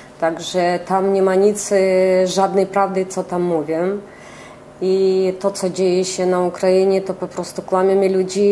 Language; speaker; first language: Polish; non-native, local second language; Ukrainian